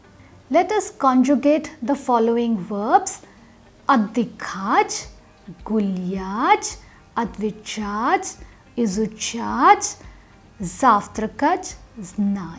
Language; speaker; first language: Russian; non-native, fluent; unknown